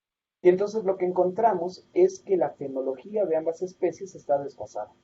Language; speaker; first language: Spanish; native; Spanish